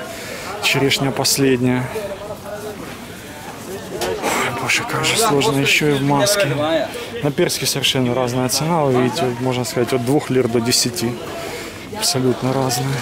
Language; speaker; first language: Russian; native; Russian